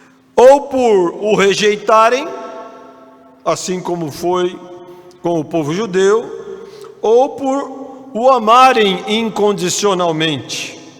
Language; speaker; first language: Portuguese; native; Portuguese